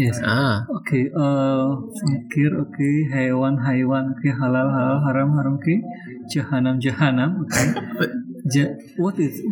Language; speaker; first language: English; non-native, learner; Indonesian